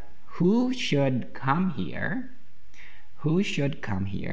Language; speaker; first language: English; non-native, fluent; Indonesian